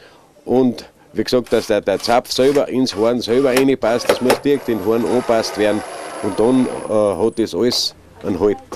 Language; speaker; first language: German; native; German